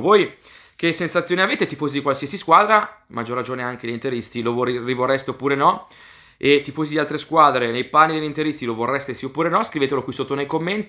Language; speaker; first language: Italian; native; Italian